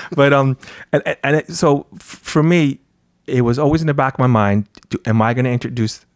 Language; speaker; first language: English; native; English